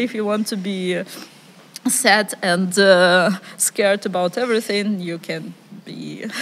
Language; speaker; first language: English; non-native, learner; Ukrainian